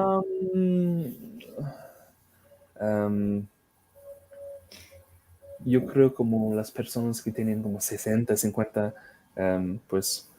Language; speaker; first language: Spanish; non-native, fluent; English